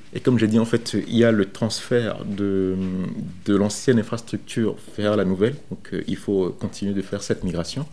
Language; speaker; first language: French; non-native, local second language; Fon